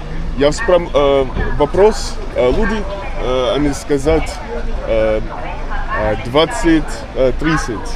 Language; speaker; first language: Russian; non-native, learner; English